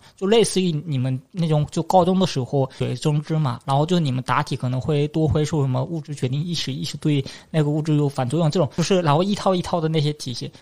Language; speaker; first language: Chinese; non-native, fluent; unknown